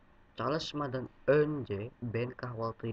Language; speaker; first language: Turkish; non-native, learner; Indonesian